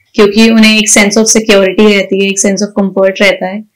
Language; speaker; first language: Hindi; native; Hindi